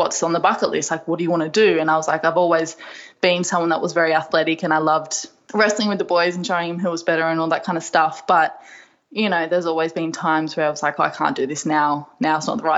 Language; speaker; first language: English; native; English